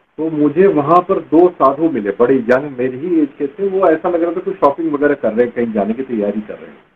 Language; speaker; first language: Hindi; native; Hindi